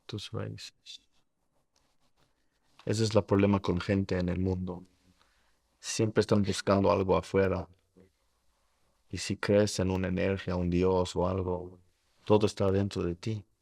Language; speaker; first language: Spanish; early bilingual, heritage; Spanish